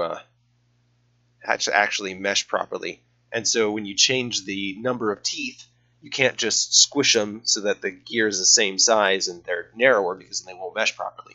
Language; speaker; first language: English; native; English